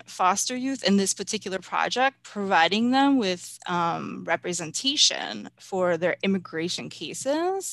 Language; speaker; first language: English; native; English